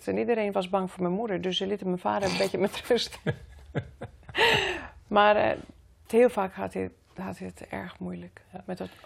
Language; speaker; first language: Dutch; non-native, fluent; Greek